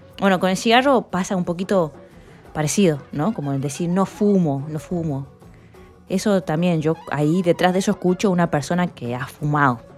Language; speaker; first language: Spanish; native; Spanish